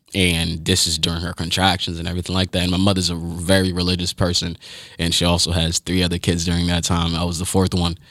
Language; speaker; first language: English; early bilingual, other home language; Haitian Creole